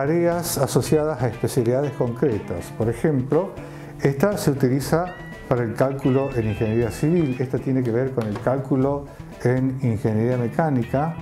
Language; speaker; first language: Spanish; native; Spanish